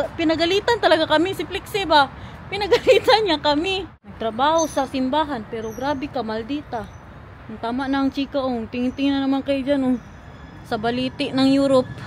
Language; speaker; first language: Filipino; non-native, local second language; Cebuano